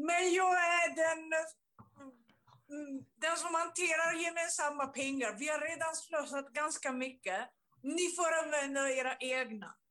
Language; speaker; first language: Swedish; non-native, fluent; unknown